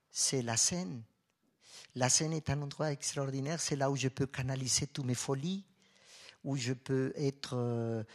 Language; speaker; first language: French; non-native, fluent; Spanish